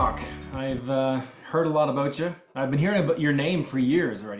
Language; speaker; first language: English; native; English